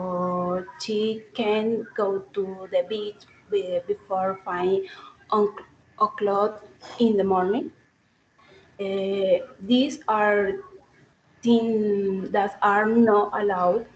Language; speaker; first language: English; non-native, learner; Spanish